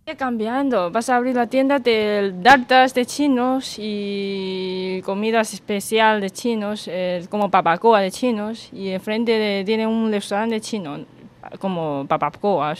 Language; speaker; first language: Spanish; non-native, learner; Chinese